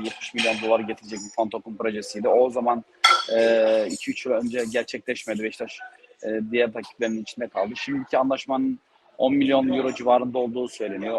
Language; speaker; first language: Turkish; native; Turkish